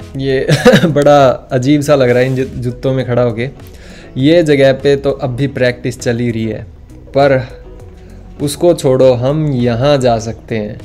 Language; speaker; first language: Hindi; native; Hindi